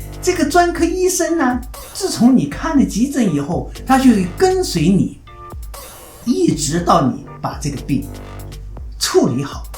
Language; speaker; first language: Chinese; native; Chinese